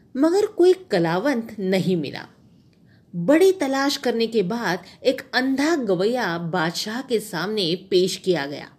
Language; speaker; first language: Hindi; non-native, local second language; Marathi